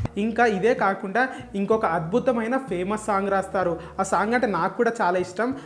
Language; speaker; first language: Telugu; native; Telugu